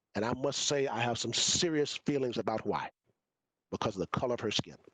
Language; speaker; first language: English; native; English